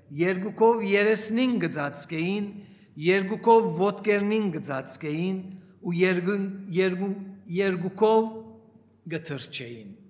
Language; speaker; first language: Armenian; early bilingual, heritage; Armenian